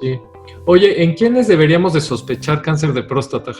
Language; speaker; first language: Spanish; native; Spanish